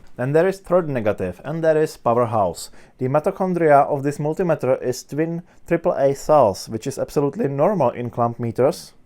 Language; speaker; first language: English; non-native, fluent; Czech